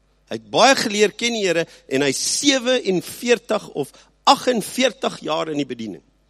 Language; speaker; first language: Afrikaans; early bilingual, heritage; Afrikaans